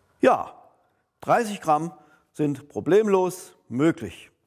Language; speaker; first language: German; native; German